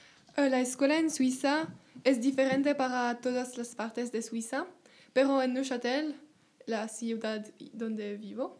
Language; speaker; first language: Spanish; non-native, learner; French